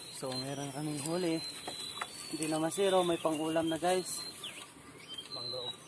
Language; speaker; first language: Filipino; non-native, local second language; Aklanon